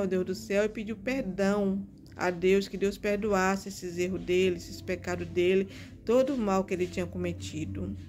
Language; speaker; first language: Portuguese; native; Portuguese